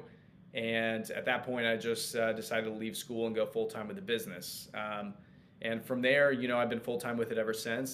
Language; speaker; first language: English; native; English